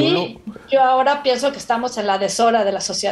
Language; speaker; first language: Spanish; native; Spanish